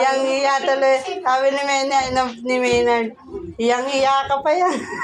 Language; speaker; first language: Filipino; native; Filipino